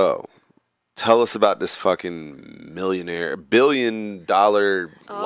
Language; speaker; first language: English; native; English